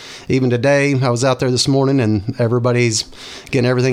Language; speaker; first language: English; native; English